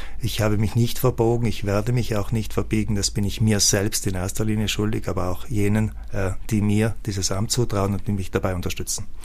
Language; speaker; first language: German; native; German